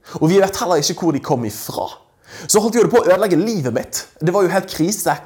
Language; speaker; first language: Norwegian; native; Norwegian